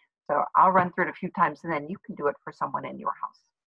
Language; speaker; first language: English; native; English